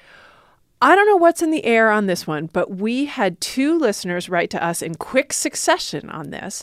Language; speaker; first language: English; native; English